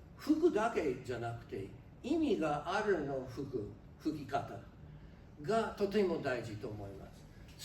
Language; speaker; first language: Japanese; non-native, learner; English